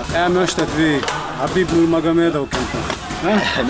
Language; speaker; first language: German; non-native, learner; Chechen